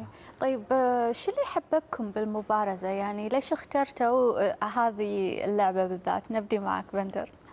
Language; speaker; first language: Arabic; native; Arabic